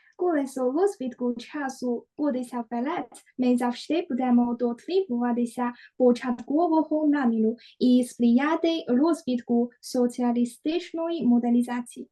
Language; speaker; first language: Ukrainian; non-native, learner; Chinese